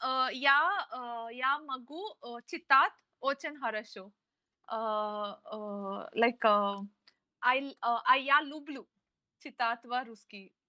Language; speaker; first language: Russian; non-native, learner; Telugu